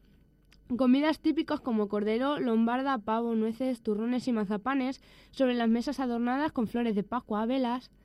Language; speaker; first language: Spanish; native; Spanish